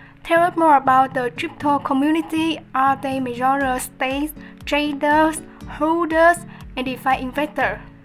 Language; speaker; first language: English; non-native, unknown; Vietnamese